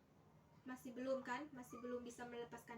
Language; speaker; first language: Indonesian; native; Indonesian